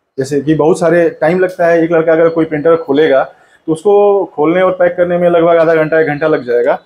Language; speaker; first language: Hindi; native; Hindi